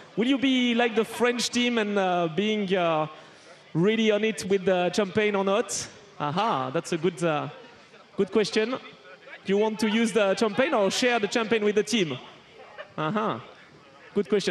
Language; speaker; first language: English; non-native, fluent; French